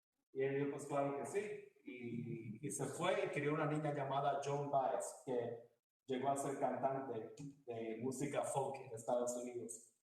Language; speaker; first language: Spanish; early bilingual, heritage; Spanish